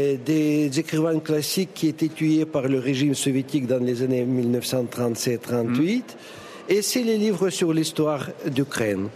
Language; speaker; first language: French; non-native, fluent; Russian